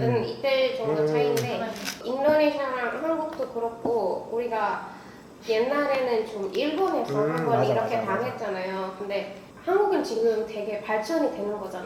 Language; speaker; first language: Korean; non-native, fluent; Indonesian